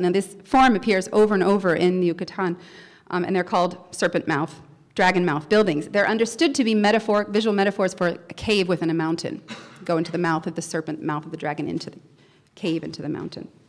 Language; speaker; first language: English; native; English